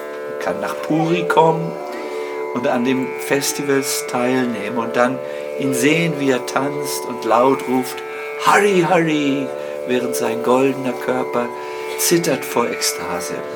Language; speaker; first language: German; native; German